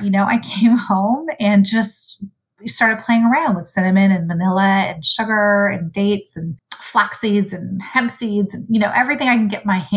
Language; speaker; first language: English; early bilingual, other home language; Arabic